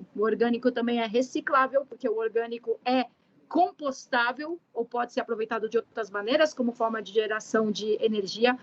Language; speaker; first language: Portuguese; native; Portuguese